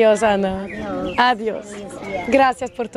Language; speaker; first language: Spanish; non-native, learner; French